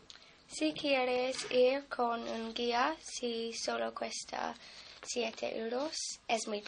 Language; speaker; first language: Spanish; non-native, fluent; English